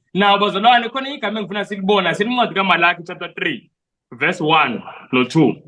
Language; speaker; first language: Zulu; non-native, local second language; Xhosa